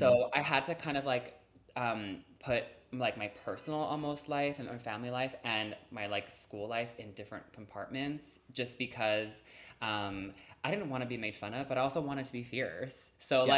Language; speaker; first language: English; native; English